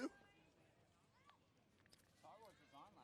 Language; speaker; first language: English; native; English